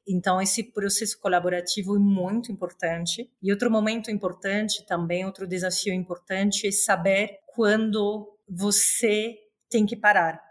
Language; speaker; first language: Portuguese; non-native, fluent; Spanish